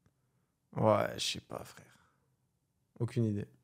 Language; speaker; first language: French; native; French